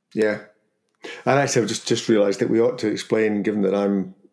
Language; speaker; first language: English; native; English